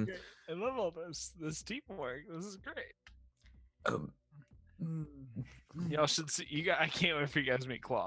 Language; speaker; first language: English; native; English